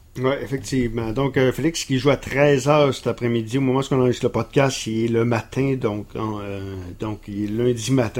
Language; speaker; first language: French; native; French